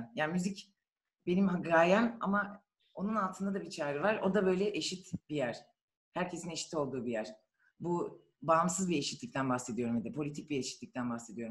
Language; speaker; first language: Turkish; native; Turkish